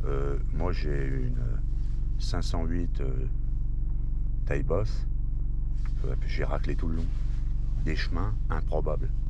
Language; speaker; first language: French; native; French